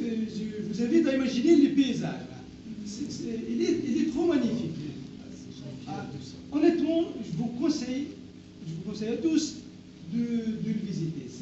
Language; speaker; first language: French; non-native, local second language; Arabic